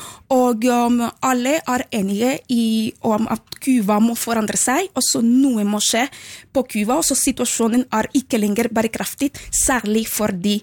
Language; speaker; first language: Norwegian; non-native, fluent; Spanish